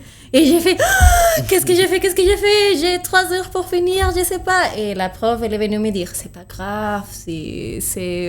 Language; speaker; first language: French; non-native, fluent; Spanish